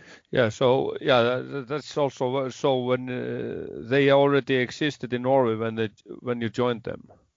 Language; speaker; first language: English; non-native, learner; Icelandic